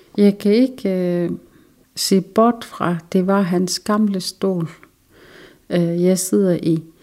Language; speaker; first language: Danish; non-native, local second language; Kalaallisut